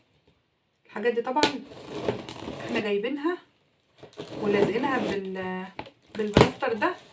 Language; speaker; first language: Arabic; native; Arabic